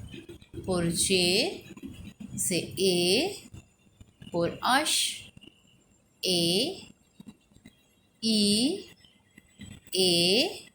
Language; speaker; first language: French; non-native, fluent; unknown